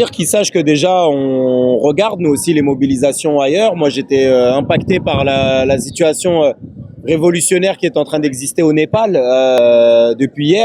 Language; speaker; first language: French; native; French